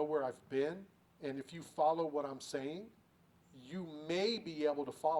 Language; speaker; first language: English; native; English